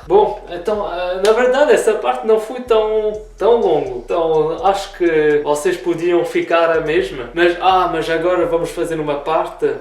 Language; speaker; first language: Portuguese; early bilingual, heritage; Portuguese